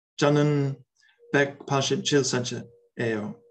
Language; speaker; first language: Korean; non-native, learner; English